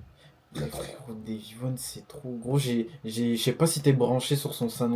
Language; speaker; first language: French; native; French